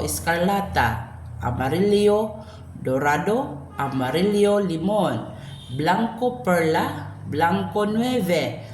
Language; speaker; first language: Spanish; non-native, learner; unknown